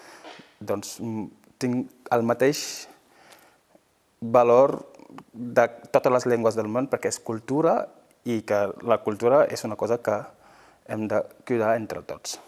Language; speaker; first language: Catalan; non-native, fluent; Fula